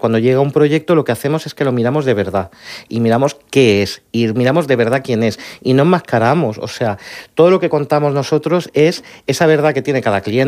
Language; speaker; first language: Spanish; native; Spanish